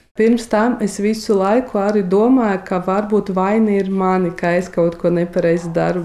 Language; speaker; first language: Latvian; non-native, local second language; Russian